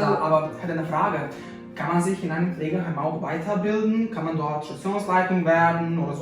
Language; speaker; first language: German; non-native, fluent; Serbian